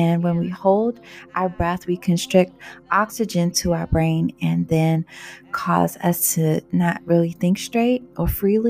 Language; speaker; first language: English; native; English